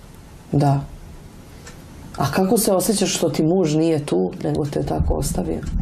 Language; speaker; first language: Serbian; native; Serbian